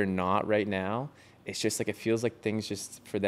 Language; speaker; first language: English; native; English